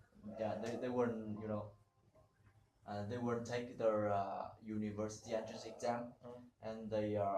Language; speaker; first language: English; non-native, learner; Vietnamese